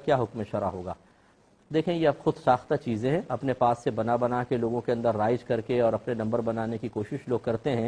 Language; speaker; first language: Urdu; native; Urdu